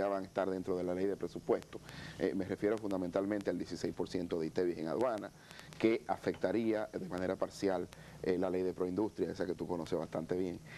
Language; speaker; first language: Spanish; native; Spanish